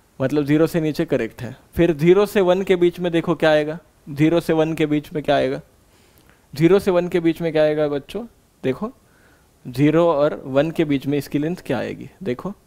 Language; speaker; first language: Hindi; non-native, local second language; Marathi